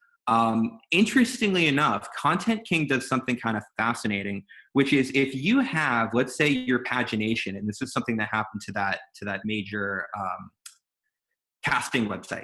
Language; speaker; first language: English; native; English